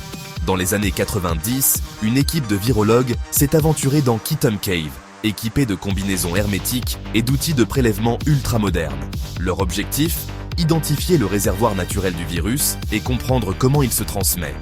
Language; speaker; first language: French; native; French